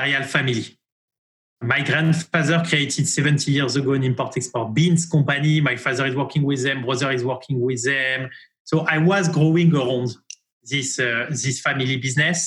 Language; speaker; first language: English; non-native, fluent; French